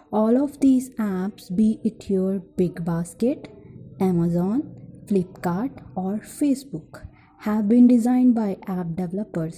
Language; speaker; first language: English; non-native, local second language; Punjabi